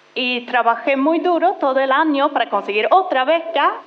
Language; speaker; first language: Spanish; non-native, fluent; Swedish